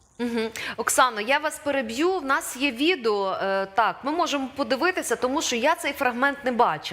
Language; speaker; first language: Ukrainian; native; Ukrainian